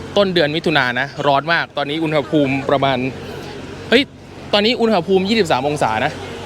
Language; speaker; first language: Thai; native; Thai